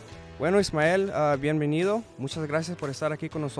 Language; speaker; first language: Spanish; early bilingual, heritage; Spanish